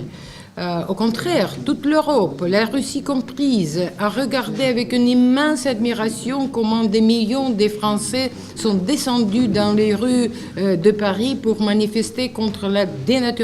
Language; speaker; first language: French; non-native, fluent; Russian